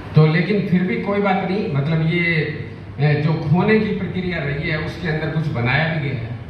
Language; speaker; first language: Hindi; native; Hindi